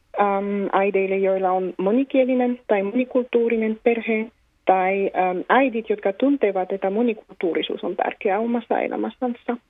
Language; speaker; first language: Finnish; non-native, fluent; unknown